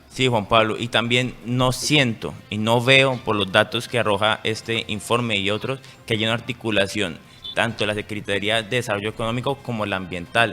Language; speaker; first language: Spanish; native; Spanish